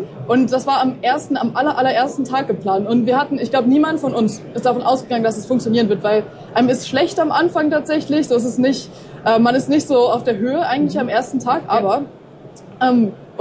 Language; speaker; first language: German; native; German